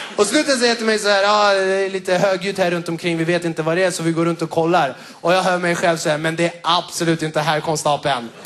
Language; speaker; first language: Swedish; early bilingual, other home language; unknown